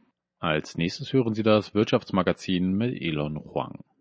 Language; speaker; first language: German; native; German